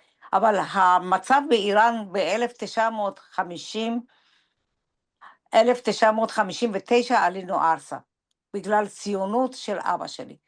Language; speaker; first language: Hebrew; non-native, fluent; Persian